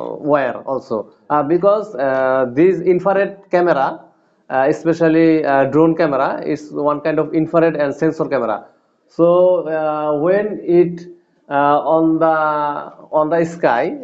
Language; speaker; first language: English; non-native, learner; Bangla